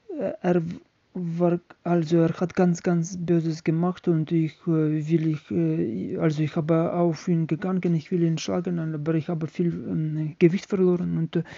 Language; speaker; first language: German; non-native, learner; Ukrainian